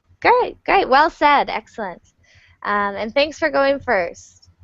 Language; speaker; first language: English; native; English